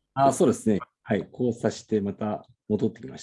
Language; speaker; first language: Japanese; native; Japanese